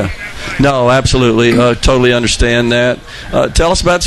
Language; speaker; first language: English; native; English